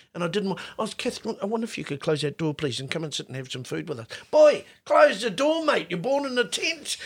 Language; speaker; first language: English; native; English